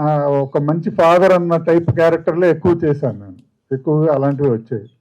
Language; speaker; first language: Telugu; native; Telugu